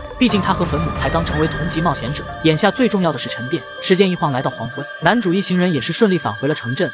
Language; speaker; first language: Chinese; native; Chinese